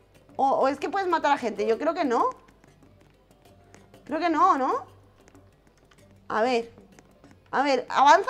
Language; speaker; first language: Spanish; native; Spanish